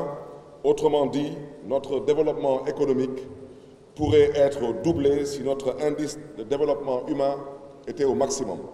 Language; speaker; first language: French; non-native, local second language; Wolof